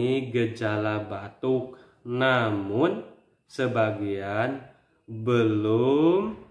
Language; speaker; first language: Indonesian; native; Indonesian